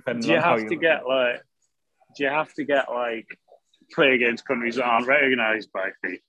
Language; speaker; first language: English; native; English